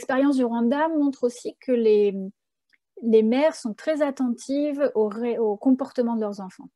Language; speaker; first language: French; native; French